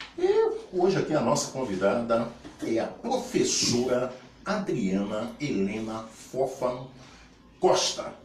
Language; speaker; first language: Portuguese; native; Portuguese